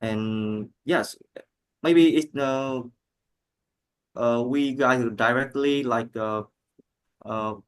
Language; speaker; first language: English; non-native, learner; Vietnamese